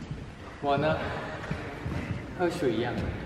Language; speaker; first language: Chinese; non-native, learner; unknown